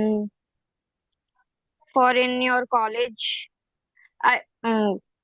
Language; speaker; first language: English; non-native, learner; Hindi